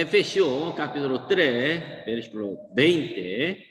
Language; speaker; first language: Spanish; non-native, learner; Korean